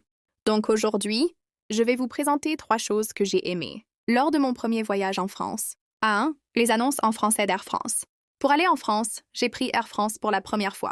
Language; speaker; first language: French; non-native, fluent; Korean